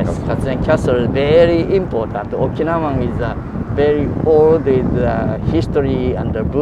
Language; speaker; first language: English; non-native, learner; Japanese